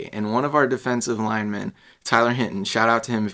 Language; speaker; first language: English; native; English